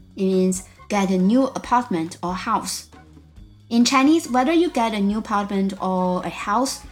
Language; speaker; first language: English; non-native, fluent; Chinese